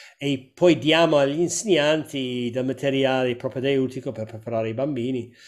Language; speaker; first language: Italian; non-native, fluent; English